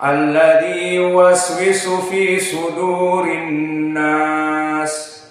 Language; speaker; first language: Arabic; non-native, fluent; Indonesian